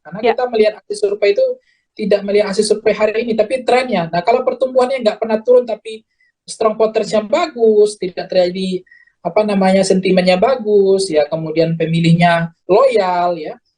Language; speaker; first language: Indonesian; native; Indonesian